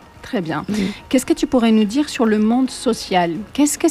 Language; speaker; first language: French; native; French